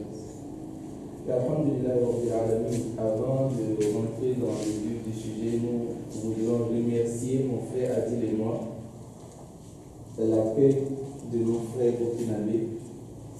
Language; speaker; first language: French; non-native, local second language; Dyula